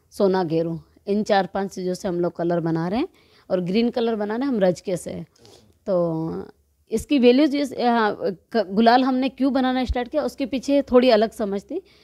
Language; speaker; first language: Hindi; native; Hindi